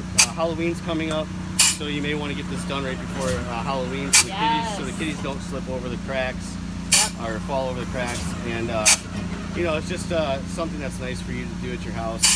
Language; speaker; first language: English; native; English